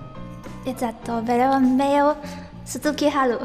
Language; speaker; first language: Italian; non-native, learner; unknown